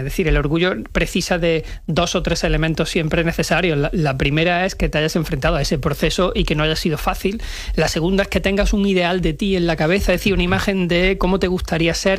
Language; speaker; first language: Spanish; native; Spanish